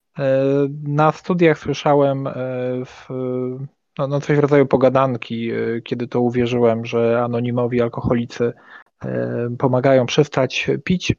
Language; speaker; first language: Polish; native; Polish